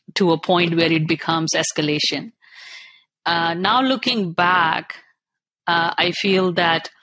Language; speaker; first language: English; non-native, local second language; Punjabi